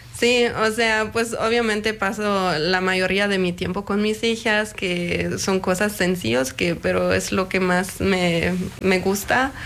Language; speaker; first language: Spanish; non-native, fluent; German